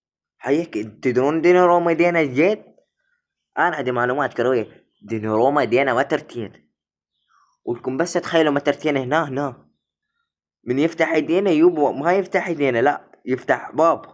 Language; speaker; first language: Arabic; native; Arabic